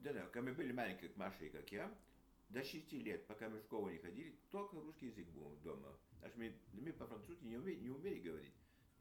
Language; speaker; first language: Russian; early bilingual, heritage; Russian